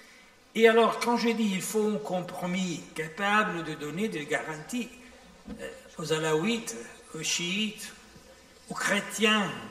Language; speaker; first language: French; non-native, fluent; Italian